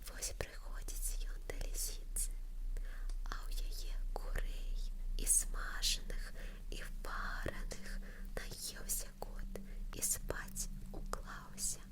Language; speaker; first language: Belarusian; non-native, local second language; Russian